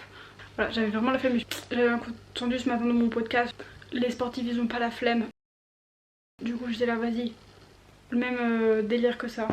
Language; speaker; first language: French; native; French